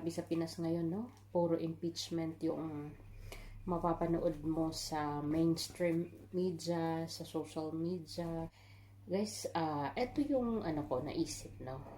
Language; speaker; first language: Filipino; non-native, local second language; Waray